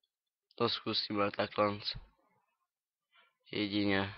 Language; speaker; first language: Czech; native; Czech